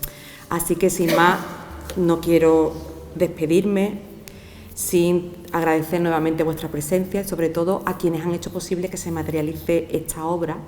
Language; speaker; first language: Spanish; native; Spanish